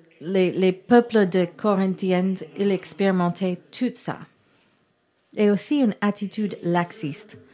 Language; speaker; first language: French; non-native, learner; English